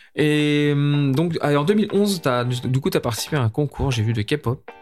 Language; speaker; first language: French; native; French